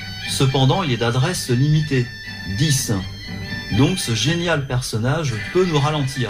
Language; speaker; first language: French; native; French